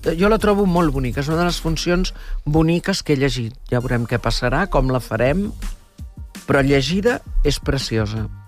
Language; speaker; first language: Catalan; early bilingual, heritage; Catalan